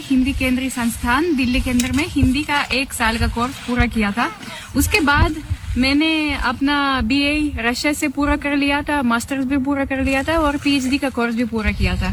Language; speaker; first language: Hindi; non-native, fluent; Russian